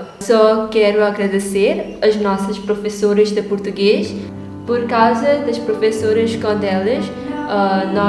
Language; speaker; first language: Portuguese; non-native, learner; Konkani